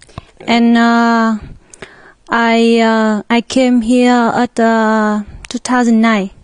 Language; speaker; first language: English; non-native, learner; Vietnamese